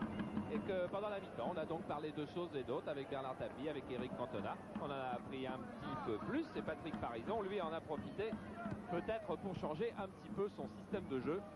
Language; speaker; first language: French; native; French